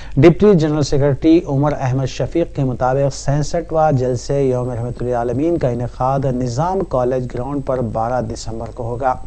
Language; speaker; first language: Urdu; native; Urdu